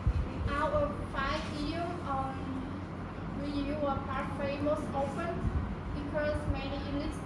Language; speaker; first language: English; non-native, learner; Vietnamese